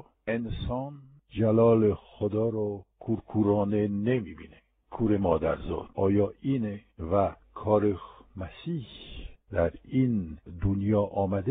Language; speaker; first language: Persian; non-native, fluent; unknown